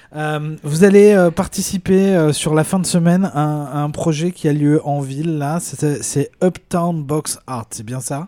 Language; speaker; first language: French; native; French